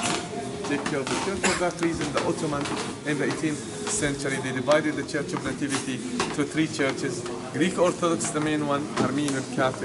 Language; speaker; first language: English; non-native, fluent; Arabic